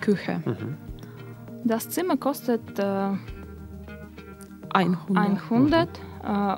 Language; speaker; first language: German; non-native, learner; Russian